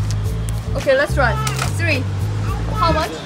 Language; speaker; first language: English; non-native, learner; Korean